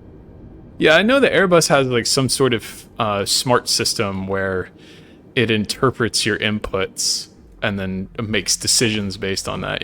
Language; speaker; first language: English; native; English